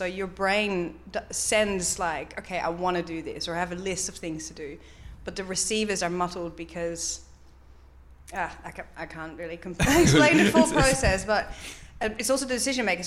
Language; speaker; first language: English; non-native, fluent; Dutch